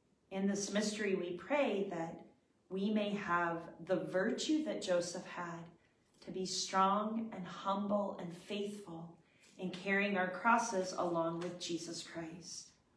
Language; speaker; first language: English; native; English